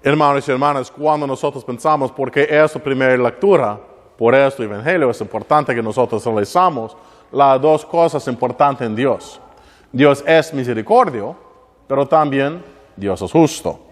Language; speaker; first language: Spanish; non-native, learner; English